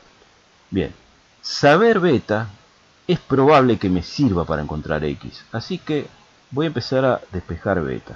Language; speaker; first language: Spanish; native; Spanish